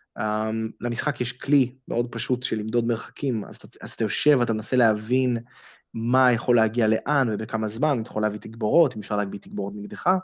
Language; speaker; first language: Hebrew; native; Hebrew